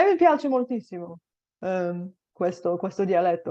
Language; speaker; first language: Italian; non-native, fluent; Bulgarian